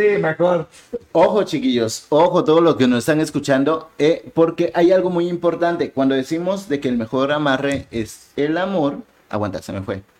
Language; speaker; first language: Spanish; native; Spanish